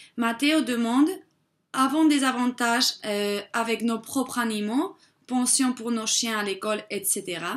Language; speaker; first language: French; non-native, fluent; Spanish